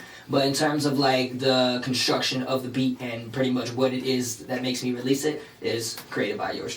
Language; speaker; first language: English; early bilingual, other home language; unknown